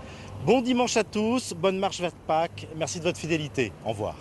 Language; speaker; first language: French; native; French